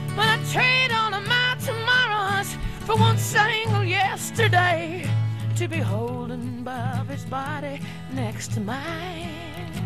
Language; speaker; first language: English; native; English